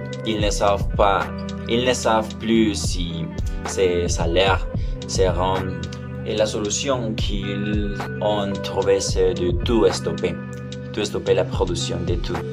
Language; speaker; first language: French; non-native, learner; Spanish